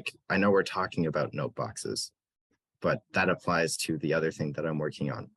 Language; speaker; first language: English; native; English